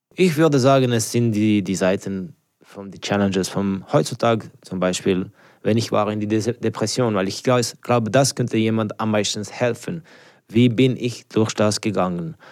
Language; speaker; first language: German; non-native, local second language; French